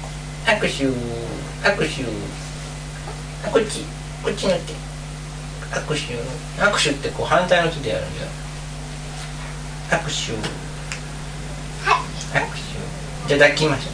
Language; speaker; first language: Japanese; native; Japanese